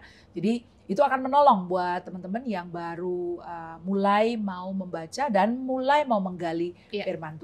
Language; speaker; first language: Indonesian; native; Indonesian